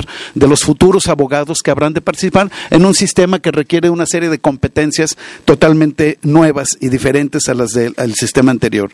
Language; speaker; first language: Spanish; native; Spanish